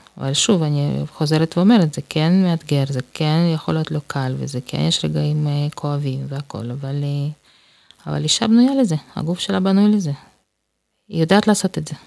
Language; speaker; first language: Hebrew; non-native, fluent; Russian